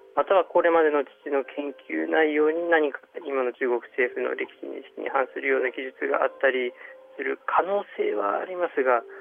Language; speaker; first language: Japanese; early bilingual, other home language; Chinese